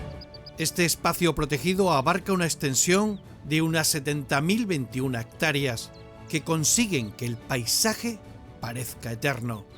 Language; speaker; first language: Spanish; native; Spanish